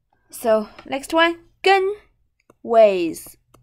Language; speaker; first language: English; non-native, fluent; Chinese